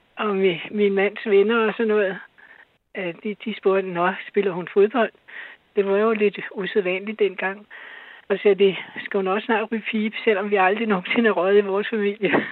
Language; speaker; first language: Danish; native; Danish